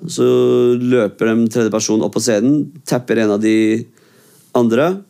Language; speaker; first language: Norwegian; early bilingual, other home language; Kurdish